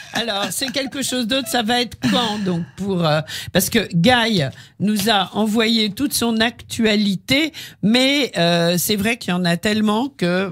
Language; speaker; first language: French; native; French